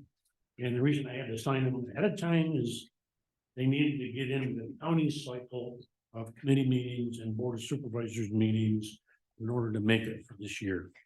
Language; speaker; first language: English; native; English